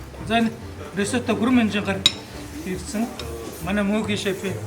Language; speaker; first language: Mongolian; native; Mongolian